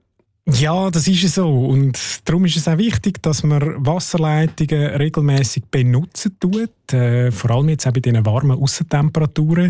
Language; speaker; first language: German; native; German